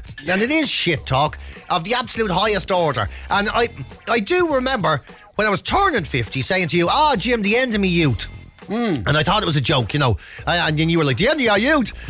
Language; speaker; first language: English; native; English